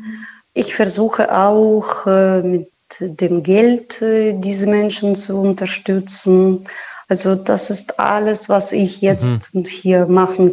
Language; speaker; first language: German; non-native, fluent; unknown